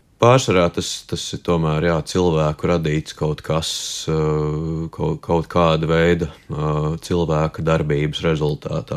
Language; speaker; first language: Latvian; native; Latvian